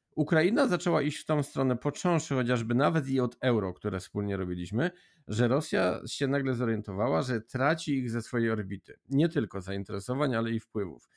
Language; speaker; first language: Polish; native; Polish